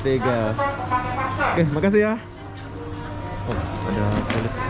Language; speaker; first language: Malay; native; Malay